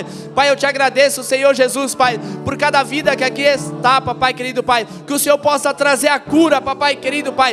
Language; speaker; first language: Portuguese; native; Portuguese